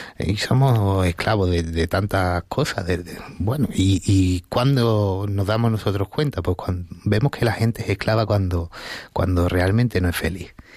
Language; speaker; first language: Spanish; native; Spanish